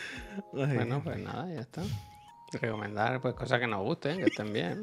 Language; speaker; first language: Spanish; native; Spanish